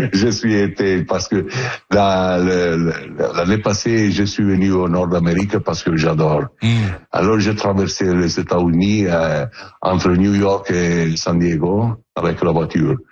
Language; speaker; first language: French; non-native, learner; Italian